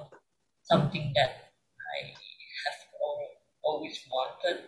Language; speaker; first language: English; non-native, local second language; Chinese